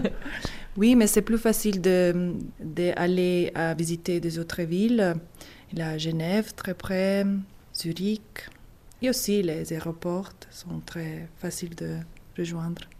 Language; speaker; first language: French; non-native, learner; Italian